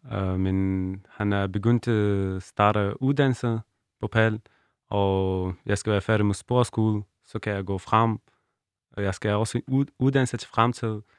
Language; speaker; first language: Danish; non-native, learner; Persian